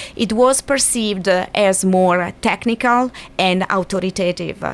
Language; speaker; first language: English; non-native, fluent; Italian